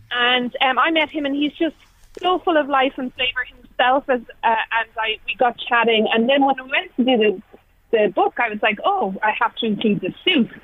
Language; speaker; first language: English; native; English